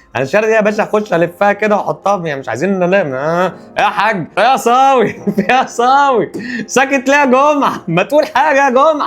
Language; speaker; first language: Arabic; native; Arabic